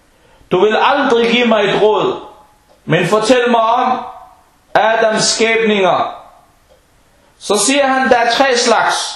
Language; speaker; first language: Danish; early bilingual, other home language; Arabic